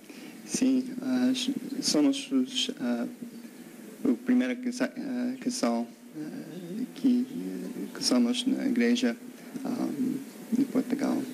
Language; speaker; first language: Portuguese; non-native, learner; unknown